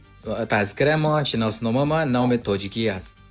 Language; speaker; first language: Persian; non-native, learner; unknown